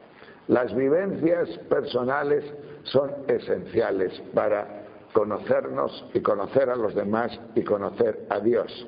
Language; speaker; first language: Spanish; native; Spanish